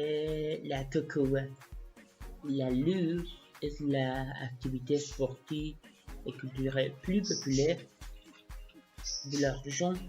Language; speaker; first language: French; non-native, learner; Spanish